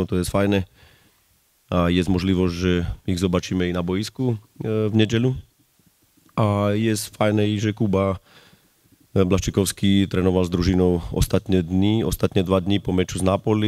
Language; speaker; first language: Polish; non-native, learner; Slovak